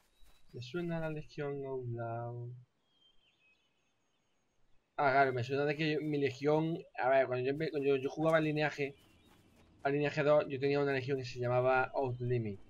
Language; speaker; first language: Spanish; native; Spanish